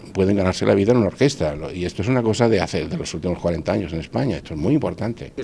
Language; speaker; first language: Spanish; native; Spanish